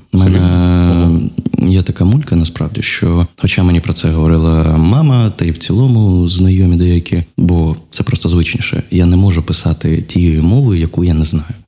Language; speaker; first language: Ukrainian; non-native, local second language; Russian